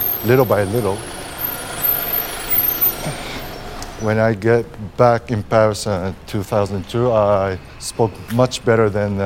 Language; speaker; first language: English; non-native, fluent; Japanese